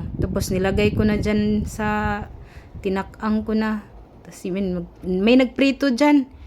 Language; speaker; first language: Filipino; non-native, local second language; Cebuano